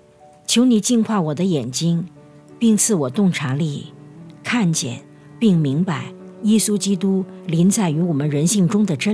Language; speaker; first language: Chinese; native; Chinese